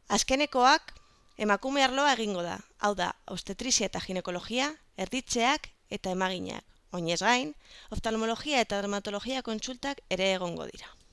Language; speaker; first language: Basque; non-native, local second language; Spanish